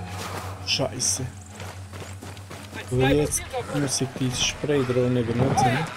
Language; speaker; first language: German; non-native, fluent; Romanian